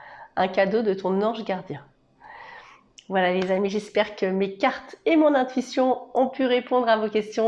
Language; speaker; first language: French; native; French